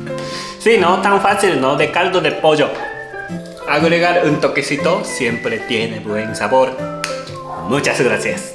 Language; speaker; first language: Spanish; non-native, learner; Japanese